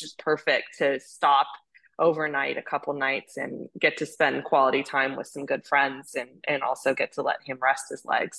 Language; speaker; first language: English; native; English